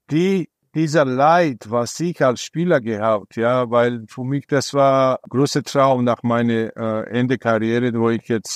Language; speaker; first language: German; non-native, fluent; Georgian